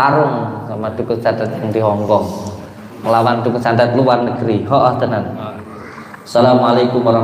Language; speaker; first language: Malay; non-native, local second language; Javanese